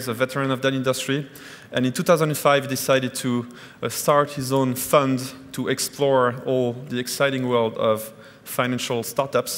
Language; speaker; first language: English; non-native, fluent; French